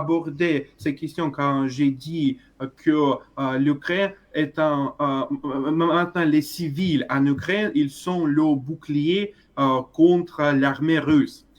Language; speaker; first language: French; non-native, fluent; Russian